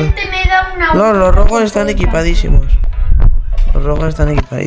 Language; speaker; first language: Spanish; native; Spanish